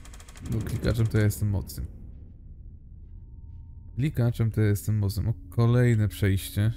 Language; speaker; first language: Polish; native; Polish